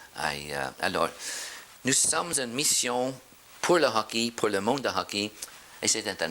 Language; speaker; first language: French; non-native, fluent; English